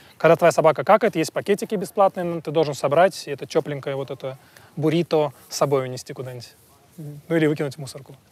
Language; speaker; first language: Russian; native; Russian